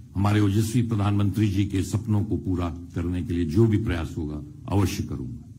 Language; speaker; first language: Hindi; native; Hindi